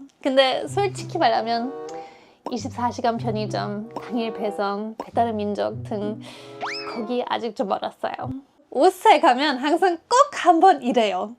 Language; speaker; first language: Korean; non-native, fluent; German